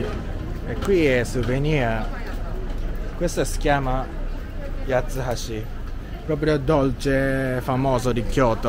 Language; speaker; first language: Italian; non-native, learner; Japanese